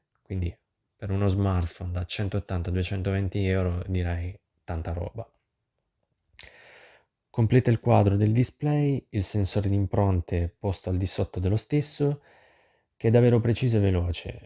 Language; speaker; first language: Italian; native; Italian